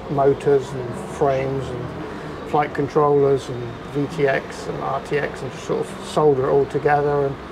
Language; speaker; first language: English; native; English